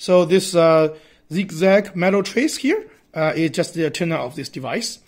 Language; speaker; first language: English; non-native, fluent; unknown